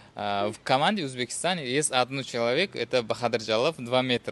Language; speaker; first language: Russian; non-native, fluent; Uzbek